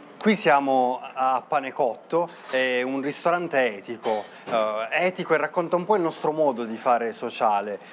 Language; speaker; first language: Italian; native; Italian